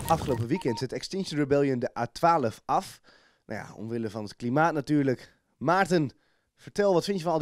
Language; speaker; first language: Dutch; native; Dutch